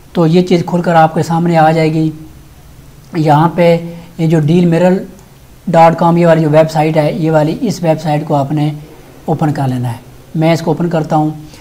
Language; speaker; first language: Urdu; native; Urdu